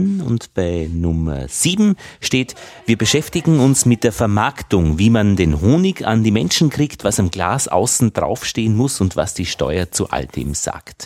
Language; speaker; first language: German; native; German